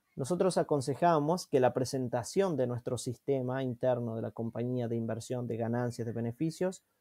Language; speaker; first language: Spanish; native; Spanish